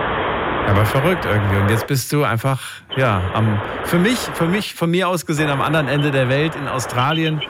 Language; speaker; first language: German; native; German